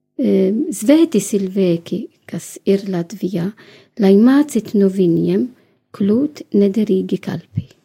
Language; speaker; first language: Latvian; non-native, learner; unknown